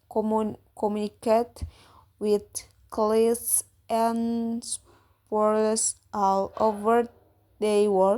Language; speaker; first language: English; non-native, learner; Indonesian